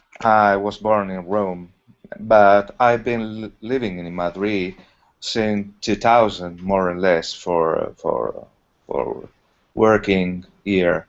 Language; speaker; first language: English; non-native, learner; Italian